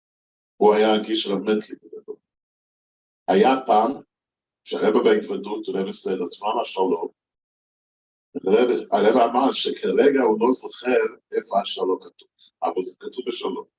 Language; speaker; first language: Hebrew; non-native, fluent; English